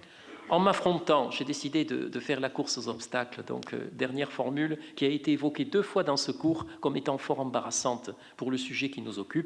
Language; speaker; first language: French; native; French